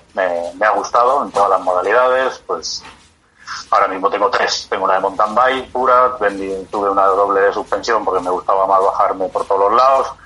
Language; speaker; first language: Spanish; native; Spanish